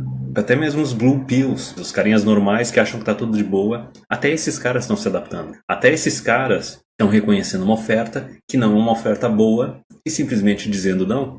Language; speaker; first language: Portuguese; native; Portuguese